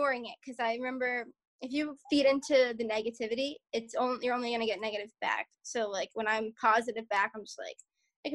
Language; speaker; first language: English; native; English